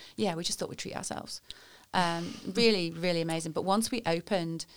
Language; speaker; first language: English; native; English